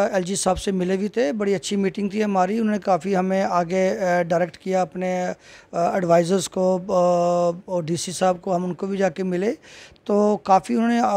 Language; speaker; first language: Hindi; native; Hindi